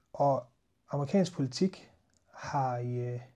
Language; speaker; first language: Danish; native; Danish